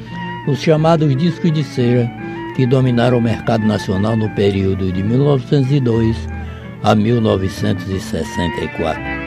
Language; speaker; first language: Portuguese; native; Portuguese